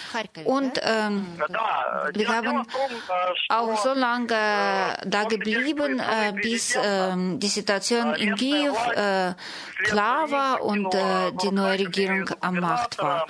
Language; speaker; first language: German; non-native, fluent; Russian